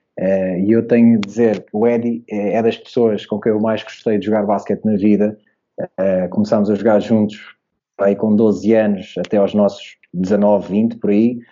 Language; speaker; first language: Portuguese; native; Portuguese